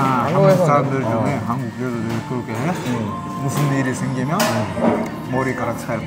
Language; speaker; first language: Korean; non-native, fluent; Russian